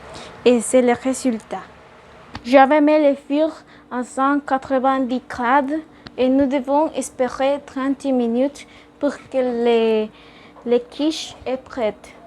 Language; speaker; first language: French; non-native, learner; Spanish